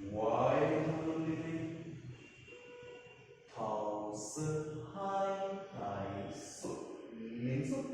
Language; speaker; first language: Vietnamese; non-native, learner; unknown